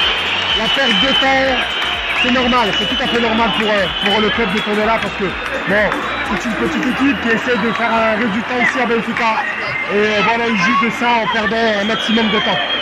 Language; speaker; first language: French; native; French